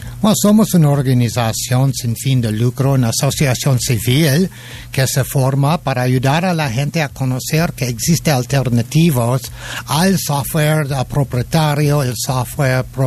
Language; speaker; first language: Spanish; non-native, fluent; English